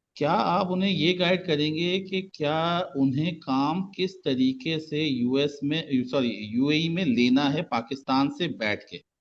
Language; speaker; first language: Urdu; native; Urdu